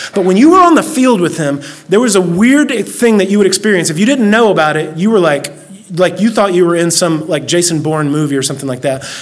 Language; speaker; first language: English; native; English